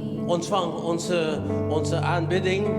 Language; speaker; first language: Dutch; non-native, fluent; Indonesian